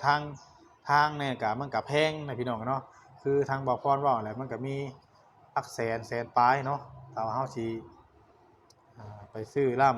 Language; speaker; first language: Thai; non-native, local second language; Lao